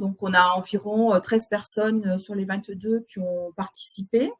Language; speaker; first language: French; native; French